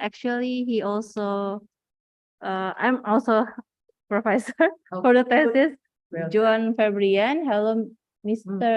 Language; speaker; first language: English; non-native, fluent; Indonesian